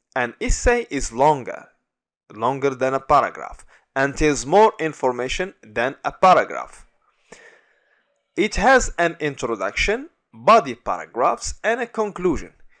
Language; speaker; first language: English; non-native, fluent; Arabic